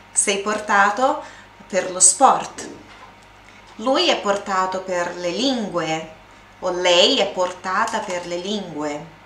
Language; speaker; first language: Italian; non-native, fluent; Portuguese